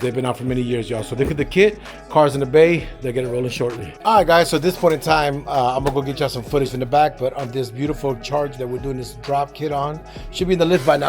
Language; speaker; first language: English; native; English